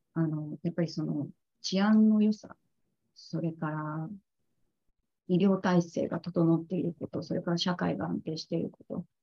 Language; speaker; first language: Japanese; native; Japanese